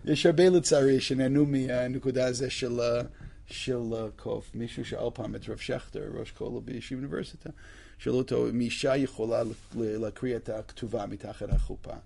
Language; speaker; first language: Hebrew; non-native, fluent; English